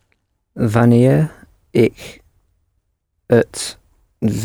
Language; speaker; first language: Dutch; non-native, learner; English